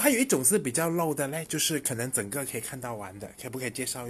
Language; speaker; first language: Chinese; native; Chinese